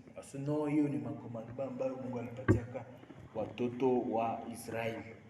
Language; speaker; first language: French; non-native, local second language; Swahili